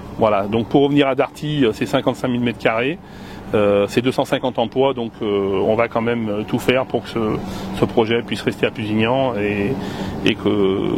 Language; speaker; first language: French; native; French